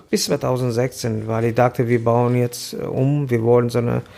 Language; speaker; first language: German; non-native, fluent; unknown